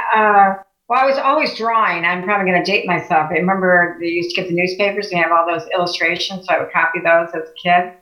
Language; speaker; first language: English; native; English